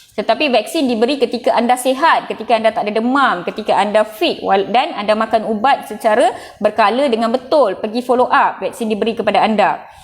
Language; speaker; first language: Malay; non-native, local second language; Tamil